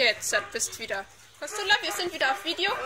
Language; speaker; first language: German; native; German